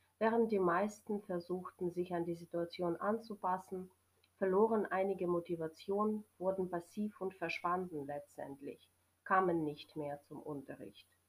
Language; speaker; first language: German; non-native, fluent; Ukrainian